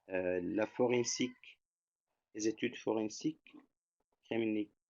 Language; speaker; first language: French; non-native, fluent; Turkish